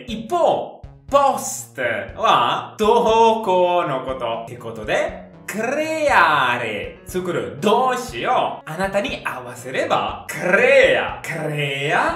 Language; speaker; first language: Japanese; non-native, fluent; Italian